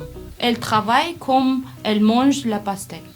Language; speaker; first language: French; non-native, learner; Armenian